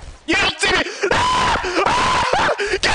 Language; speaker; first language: English; native; English